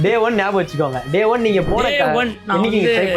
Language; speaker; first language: Tamil; native; Tamil